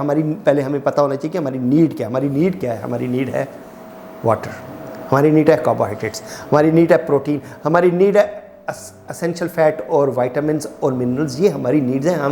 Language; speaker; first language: Urdu; non-native, local second language; Punjabi